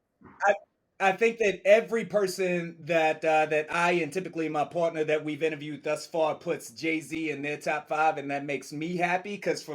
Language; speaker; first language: English; native; English